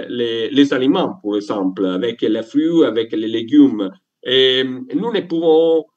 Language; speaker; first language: French; non-native, learner; Italian